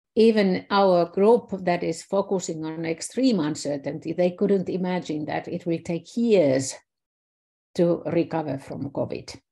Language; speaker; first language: English; non-native, fluent; Finnish